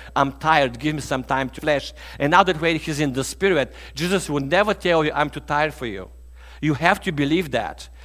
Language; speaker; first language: English; non-native, fluent; Bulgarian